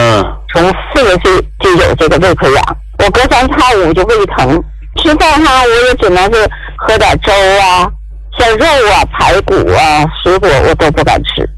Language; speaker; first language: Chinese; native; Chinese